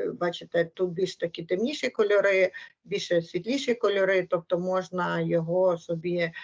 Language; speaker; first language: Ukrainian; native; Ukrainian